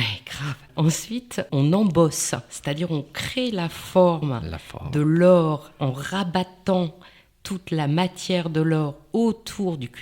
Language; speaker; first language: French; native; French